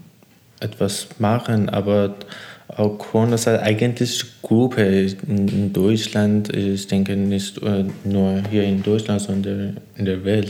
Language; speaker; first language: German; non-native, learner; Persian